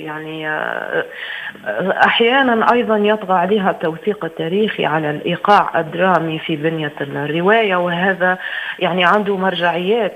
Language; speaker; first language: Arabic; native; Arabic